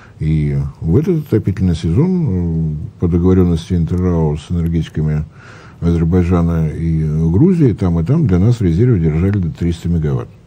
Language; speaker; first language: Russian; native; Russian